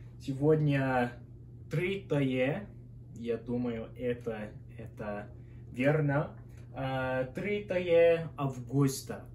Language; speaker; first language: Russian; non-native, learner; English